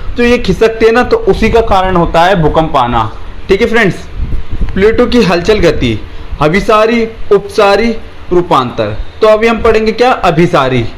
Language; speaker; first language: Hindi; native; Hindi